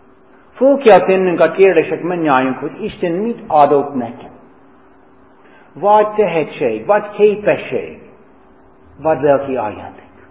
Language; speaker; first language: Hungarian; non-native, fluent; English